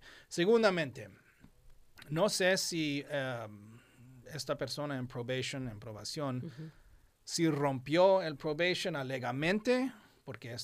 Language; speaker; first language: Spanish; non-native, fluent; English